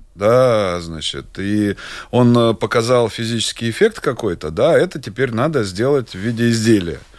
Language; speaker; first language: Russian; native; Russian